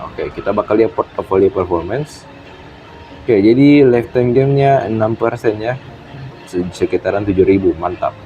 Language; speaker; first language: Indonesian; native; Indonesian